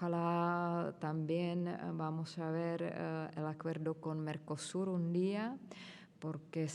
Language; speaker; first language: Spanish; non-native, fluent; Czech